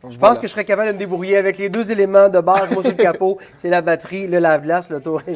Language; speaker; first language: French; native; French